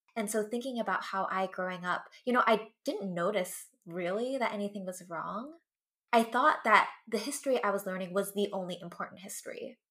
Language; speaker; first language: English; native; English